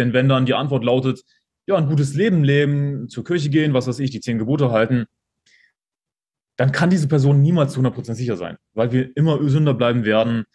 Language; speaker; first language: German; native; German